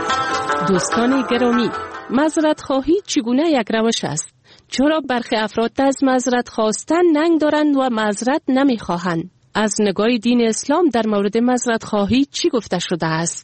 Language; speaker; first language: Persian; native; Persian